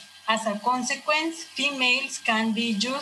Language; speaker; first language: English; non-native, fluent; Spanish